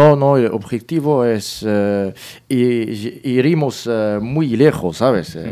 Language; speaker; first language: Spanish; non-native, learner; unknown